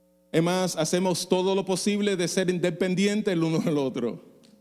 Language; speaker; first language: Spanish; non-native, fluent; English